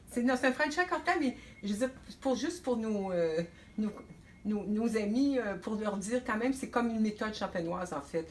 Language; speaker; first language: French; native; French